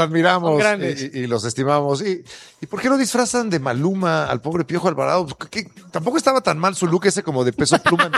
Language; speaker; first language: Spanish; native; Spanish